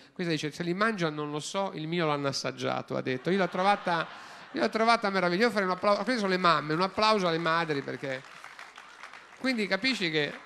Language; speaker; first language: Italian; native; Italian